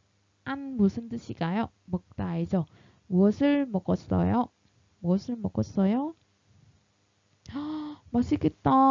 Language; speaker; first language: Korean; non-native, fluent; Vietnamese